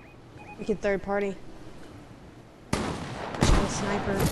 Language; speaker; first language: English; native; English